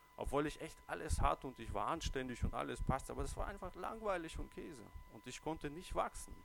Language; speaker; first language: German; early bilingual, other home language; Russian